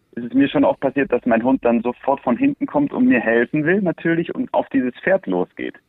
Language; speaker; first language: German; early bilingual, other home language; Spanish